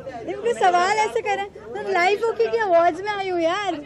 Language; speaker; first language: Hindi; native; Hindi